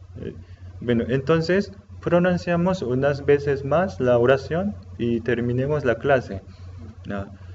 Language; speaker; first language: Spanish; non-native, learner; Korean